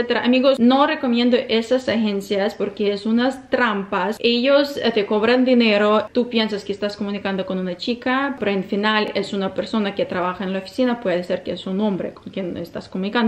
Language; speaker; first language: Spanish; non-native, fluent; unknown